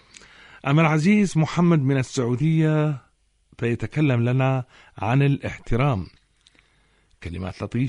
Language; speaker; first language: Arabic; native; Arabic